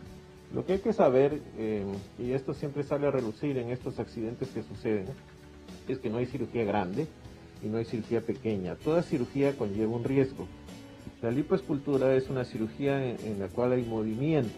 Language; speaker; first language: Spanish; native; Spanish